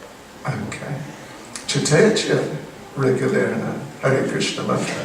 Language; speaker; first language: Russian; non-native, learner; English